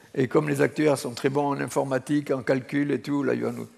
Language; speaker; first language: French; native; French